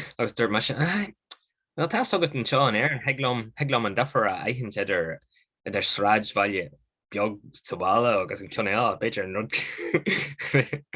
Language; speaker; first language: Irish; native; Irish